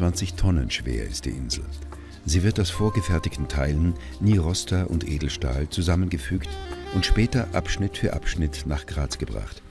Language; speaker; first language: German; native; German